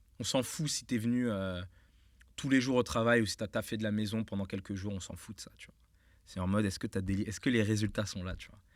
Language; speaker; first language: French; native; French